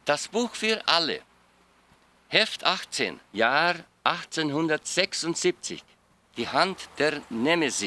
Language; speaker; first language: German; early bilingual, heritage; German